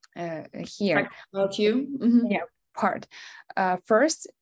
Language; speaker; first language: English; non-native, fluent; Ukrainian